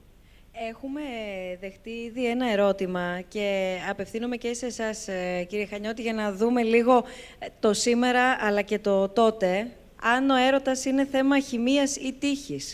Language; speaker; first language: Greek; native; Greek